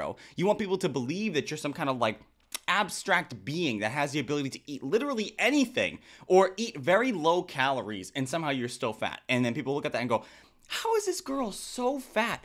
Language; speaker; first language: English; native; English